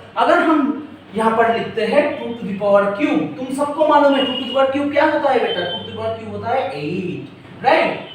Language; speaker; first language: Hindi; non-native, local second language; Bangla